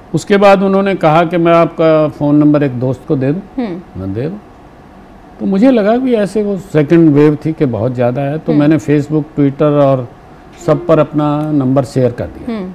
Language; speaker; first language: Hindi; native; Hindi